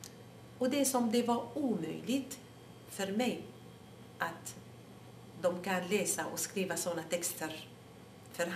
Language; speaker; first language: Swedish; non-native, fluent; Arabic